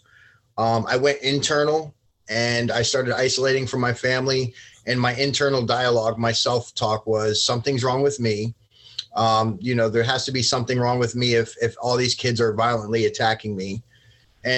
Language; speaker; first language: English; native; English